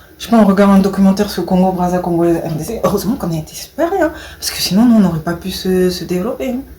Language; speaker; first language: French; early bilingual, other home language; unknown